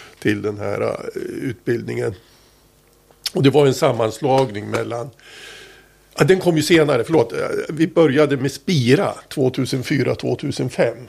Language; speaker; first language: Swedish; native; Swedish